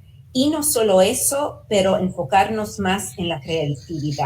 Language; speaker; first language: Spanish; early bilingual, heritage; Spanish